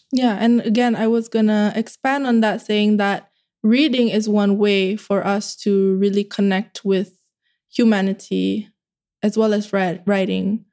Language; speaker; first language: English; early bilingual, other home language; Indonesian